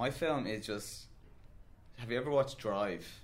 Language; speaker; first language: English; native; English